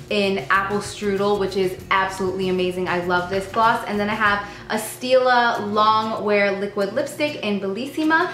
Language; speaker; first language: English; native; English